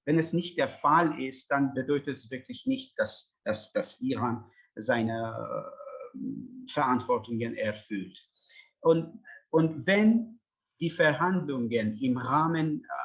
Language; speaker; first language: German; non-native, fluent; Persian